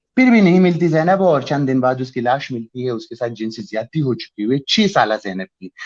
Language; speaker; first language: Urdu; non-native, local second language; Pashto